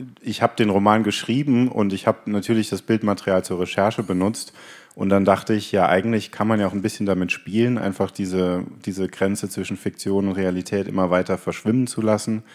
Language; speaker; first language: German; native; German